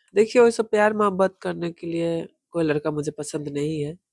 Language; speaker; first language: Hindi; non-native, local second language; Bangla